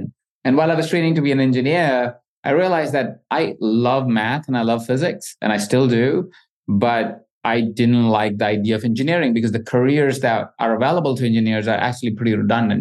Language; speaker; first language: English; non-native, local second language; Hindi